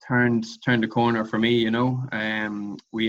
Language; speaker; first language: English; native; English